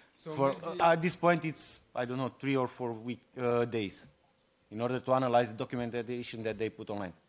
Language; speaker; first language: English; non-native, fluent; Romanian